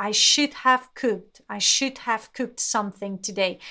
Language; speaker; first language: English; non-native, fluent; Hungarian